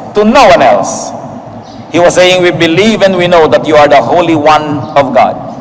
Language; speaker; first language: English; non-native, local second language; Filipino